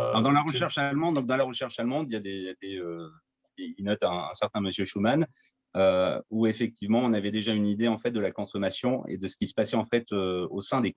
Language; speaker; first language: French; native; French